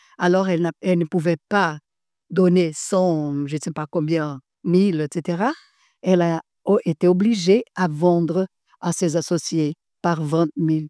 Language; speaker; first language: French; non-native, fluent; Portuguese